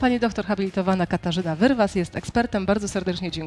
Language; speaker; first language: Polish; native; Polish